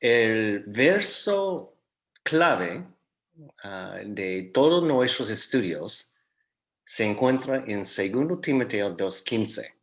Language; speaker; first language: Spanish; non-native, fluent; English